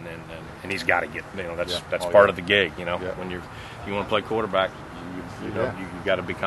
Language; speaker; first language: English; native; English